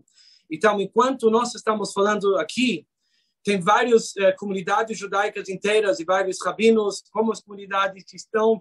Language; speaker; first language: Portuguese; non-native, fluent; Hebrew